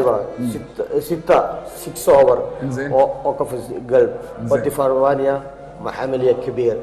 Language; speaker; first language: Arabic; non-native, learner; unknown